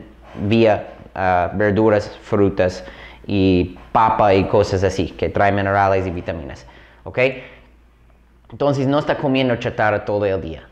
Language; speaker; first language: Spanish; non-native, fluent; English